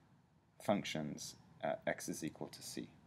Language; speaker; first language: English; native; English